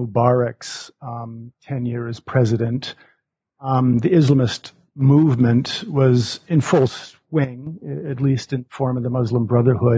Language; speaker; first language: English; native; English